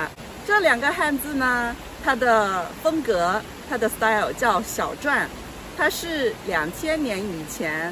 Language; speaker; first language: Chinese; non-native, local second language; Yao